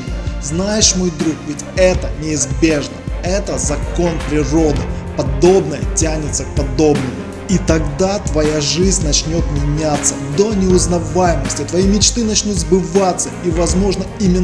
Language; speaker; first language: Russian; native; Russian